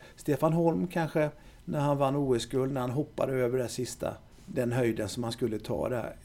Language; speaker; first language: Swedish; native; Swedish